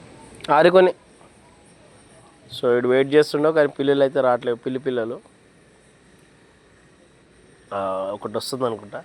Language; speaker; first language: Telugu; non-native, local second language; Lambadi